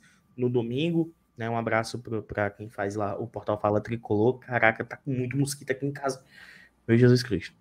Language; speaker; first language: Portuguese; native; Portuguese